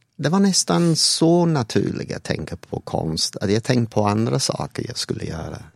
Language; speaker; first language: Swedish; non-native, fluent; English